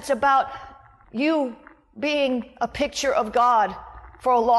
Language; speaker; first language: English; native; English